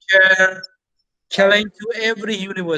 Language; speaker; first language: English; non-native, fluent; Thai